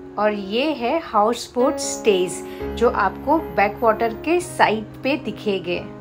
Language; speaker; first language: Hindi; non-native, local second language; Gujarati